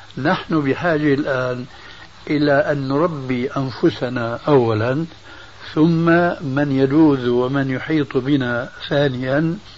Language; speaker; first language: Arabic; early bilingual, other home language; Albanian